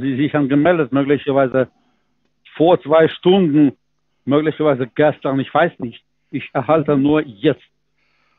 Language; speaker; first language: German; non-native, learner; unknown